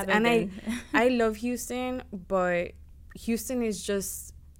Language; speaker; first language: English; native; English